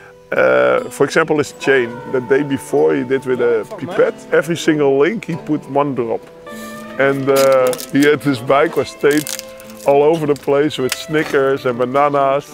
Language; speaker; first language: English; non-native, fluent; Dutch